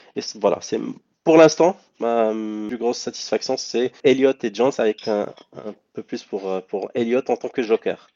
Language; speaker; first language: French; non-native, local second language; Arabic